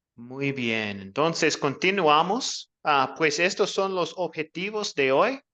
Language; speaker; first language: Spanish; non-native, learner; English